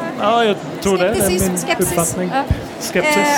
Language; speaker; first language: Swedish; non-native, fluent; English